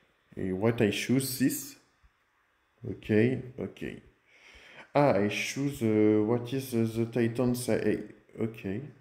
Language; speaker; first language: English; non-native, learner; French